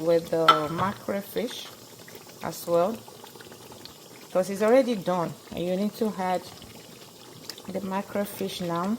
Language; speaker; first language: English; non-native, local second language; Yoruba